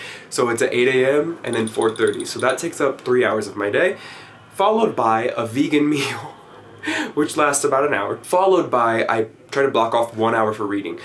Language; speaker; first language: English; native; English